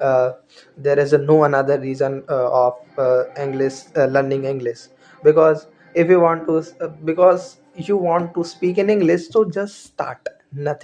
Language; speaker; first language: English; non-native, learner; Hindi